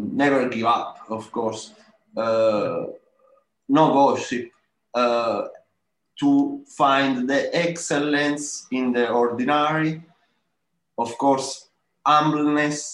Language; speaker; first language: English; non-native, learner; Italian